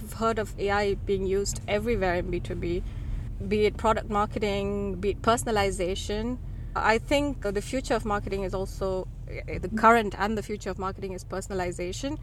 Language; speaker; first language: English; non-native, local second language; Tamil